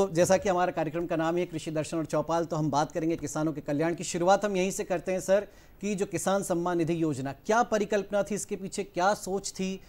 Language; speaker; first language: Hindi; native; Hindi